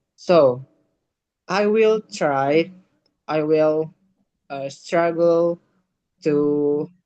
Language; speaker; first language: English; non-native, learner; Indonesian